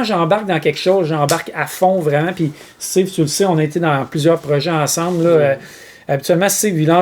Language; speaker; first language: French; native; French